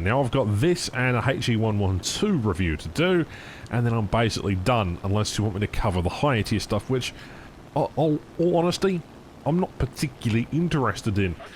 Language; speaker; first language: English; native; English